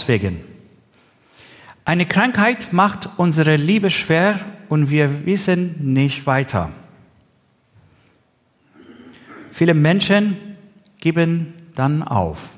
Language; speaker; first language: German; non-native, learner; Persian